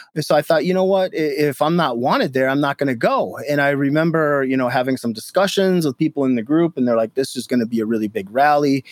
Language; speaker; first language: English; native; English